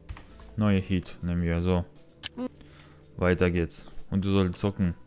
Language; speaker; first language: German; non-native, learner; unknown